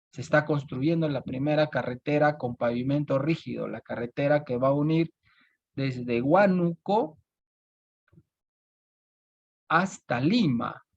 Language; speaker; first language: Spanish; native; Spanish